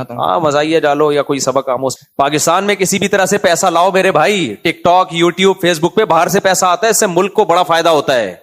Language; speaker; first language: Urdu; native; Urdu